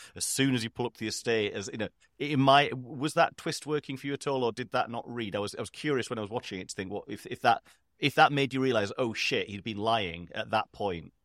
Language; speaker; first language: English; native; English